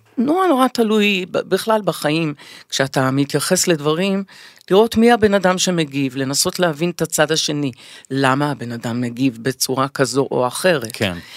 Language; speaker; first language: Hebrew; native; Hebrew